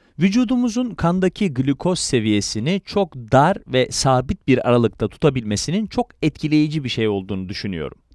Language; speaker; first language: Turkish; native; Turkish